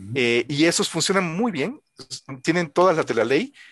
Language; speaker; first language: Spanish; native; Spanish